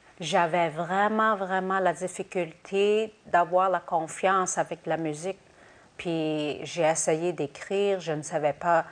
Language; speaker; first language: French; non-native, local second language; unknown